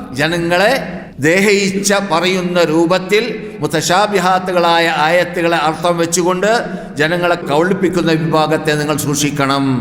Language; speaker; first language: Malayalam; native; Malayalam